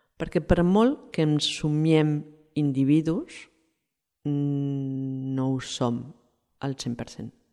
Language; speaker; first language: Catalan; non-native, fluent; Spanish